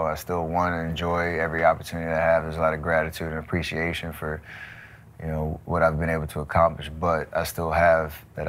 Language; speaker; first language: English; native; English